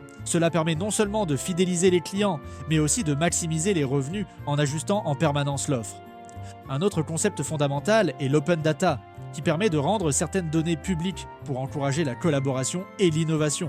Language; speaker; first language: French; native; French